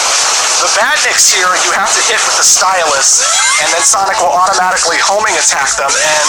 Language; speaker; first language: English; native; English